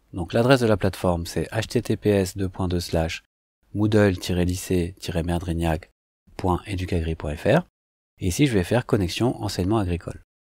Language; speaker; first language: French; native; French